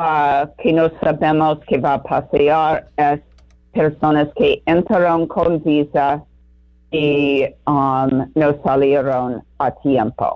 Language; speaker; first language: Spanish; non-native, learner; English